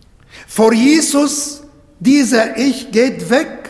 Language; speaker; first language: German; non-native, fluent; Arabic